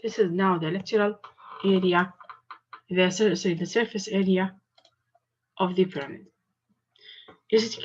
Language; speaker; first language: English; non-native, fluent; Arabic